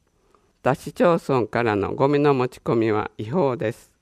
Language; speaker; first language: Japanese; native; Japanese